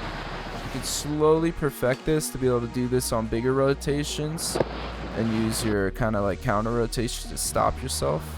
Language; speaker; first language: English; native; English